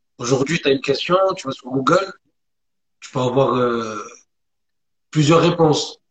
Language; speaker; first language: French; early bilingual, other home language; Arabic